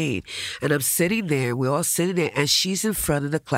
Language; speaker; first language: English; early bilingual, other home language; Spanish